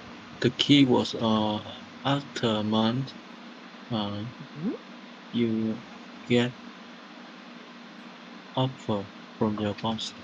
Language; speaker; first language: English; non-native, learner; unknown